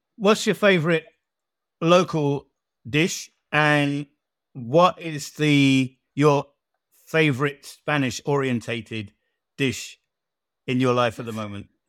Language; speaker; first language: English; native; English